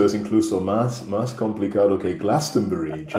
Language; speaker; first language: Spanish; non-native, fluent; English